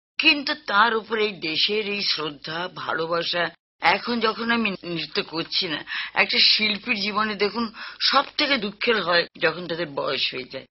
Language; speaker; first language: Bangla; native; Bangla